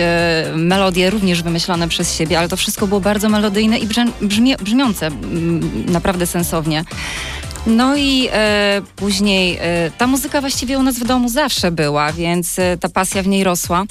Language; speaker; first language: Polish; native; Polish